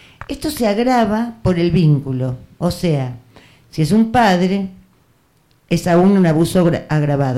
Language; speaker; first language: Spanish; native; Spanish